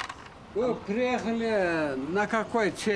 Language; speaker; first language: Russian; non-native, local second language; Kyrgyz